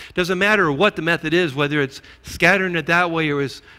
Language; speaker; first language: English; native; English